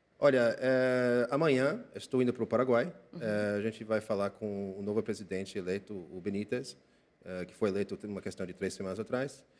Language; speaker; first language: Portuguese; non-native, fluent; English